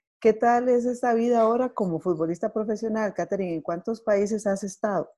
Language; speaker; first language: Spanish; native; Spanish